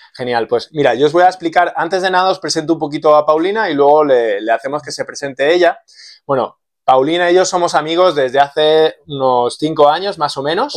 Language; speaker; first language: Spanish; native; Spanish